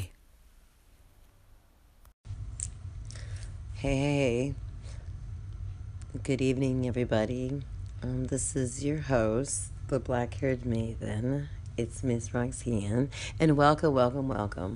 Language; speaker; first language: English; native; English